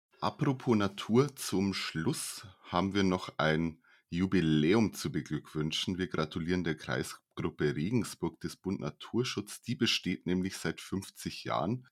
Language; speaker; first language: German; native; German